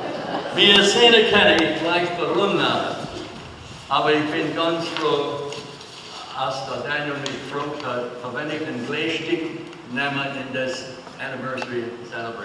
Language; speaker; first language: German; early bilingual, heritage; English